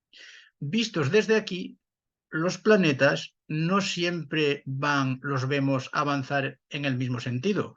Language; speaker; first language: Spanish; native; Spanish